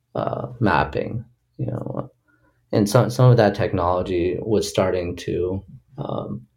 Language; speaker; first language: English; early bilingual, other home language; Chinese